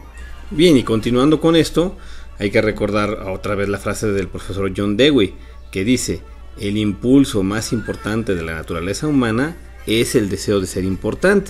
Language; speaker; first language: Spanish; native; Spanish